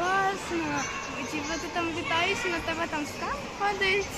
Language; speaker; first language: Ukrainian; native; Ukrainian